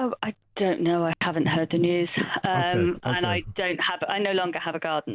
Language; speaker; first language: English; native; English